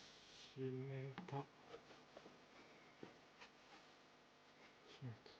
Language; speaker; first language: Japanese; native; Japanese